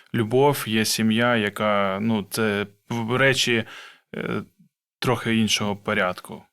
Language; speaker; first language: Ukrainian; non-native, local second language; Russian